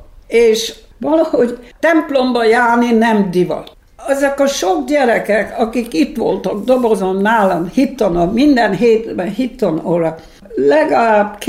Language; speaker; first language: Hungarian; early bilingual, heritage; Hungarian